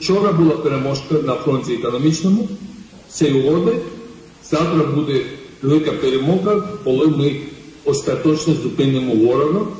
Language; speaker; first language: Ukrainian; non-native, fluent; Georgian